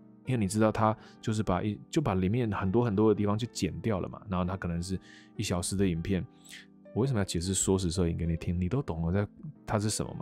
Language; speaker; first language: Chinese; native; Chinese